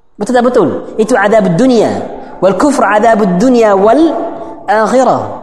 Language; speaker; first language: Malay; non-native, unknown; Arabic